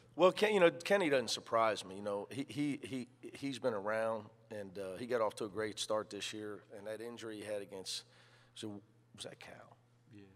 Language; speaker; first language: English; native; English